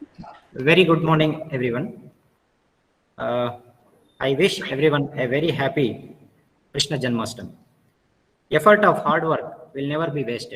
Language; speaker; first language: English; non-native, local second language; Kannada